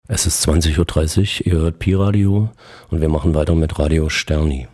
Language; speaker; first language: German; non-native, learner; French